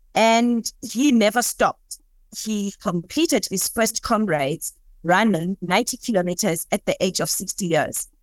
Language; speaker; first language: English; non-native, local second language; Southern Sotho